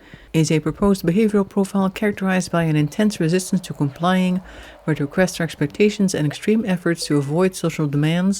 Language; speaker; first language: English; non-native, fluent; Dutch